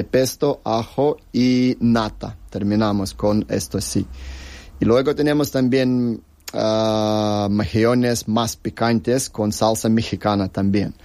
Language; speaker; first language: Spanish; non-native, learner; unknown